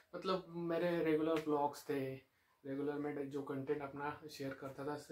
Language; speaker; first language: Hindi; non-native, local second language; Marathi